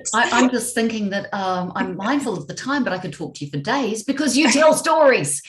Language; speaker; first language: English; native; English